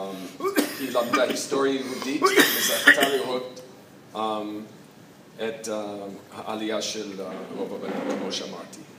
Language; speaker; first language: Hebrew; non-native, fluent; English